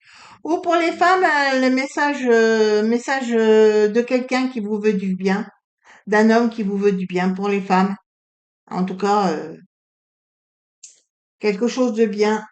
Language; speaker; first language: French; native; French